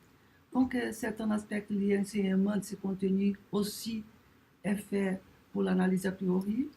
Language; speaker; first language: French; non-native, learner; Portuguese